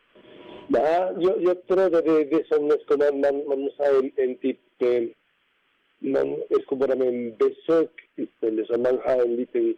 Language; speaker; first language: Swedish; non-native, fluent; Spanish